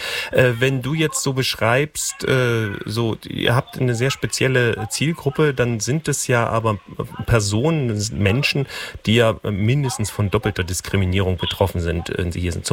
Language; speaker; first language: German; native; German